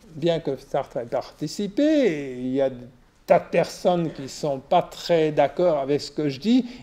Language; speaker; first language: French; native; French